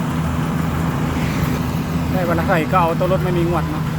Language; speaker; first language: Thai; non-native, local second language; Northeastern Thai